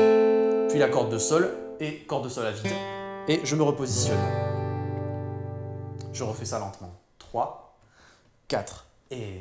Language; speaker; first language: French; native; French